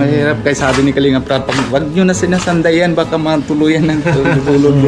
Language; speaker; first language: Filipino; non-native, learner; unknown